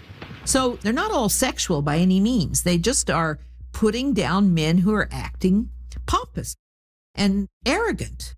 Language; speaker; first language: English; native; English